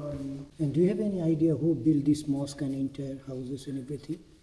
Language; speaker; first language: English; non-native, learner; Bangla